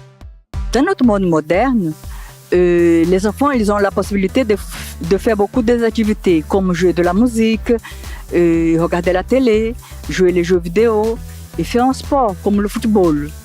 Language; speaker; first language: French; non-native, learner; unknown